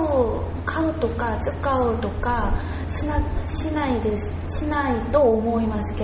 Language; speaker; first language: Japanese; non-native, learner; Korean